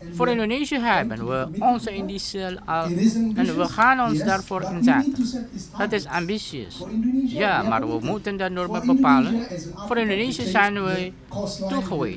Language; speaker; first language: Dutch; non-native, fluent; Indonesian